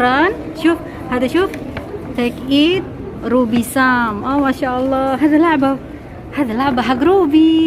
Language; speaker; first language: Arabic; non-native, local second language; Indonesian